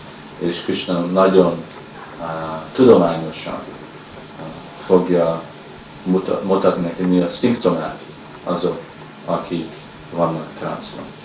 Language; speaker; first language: Hungarian; early bilingual, heritage; Hungarian